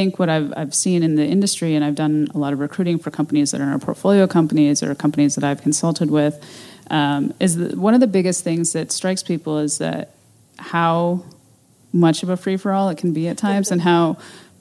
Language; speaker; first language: English; native; English